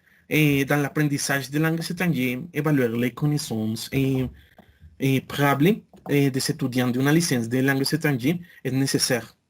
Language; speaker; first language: French; non-native, learner; Spanish